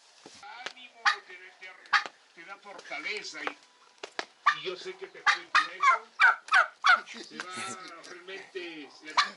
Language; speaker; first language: Spanish; native; Spanish